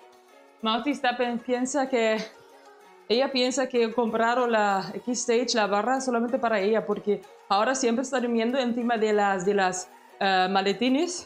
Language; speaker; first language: Spanish; non-native, fluent; German